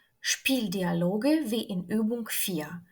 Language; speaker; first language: German; non-native, fluent; Ukrainian